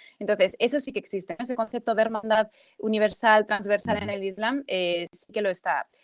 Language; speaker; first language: Spanish; early bilingual, other home language; Arabic